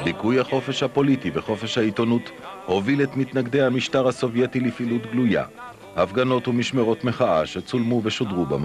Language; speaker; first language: Hebrew; native; Hebrew